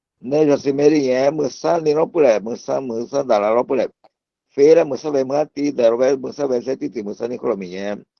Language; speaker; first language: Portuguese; non-native, local second language; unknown